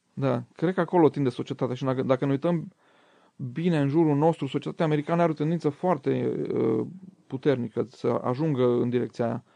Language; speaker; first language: Romanian; native; Romanian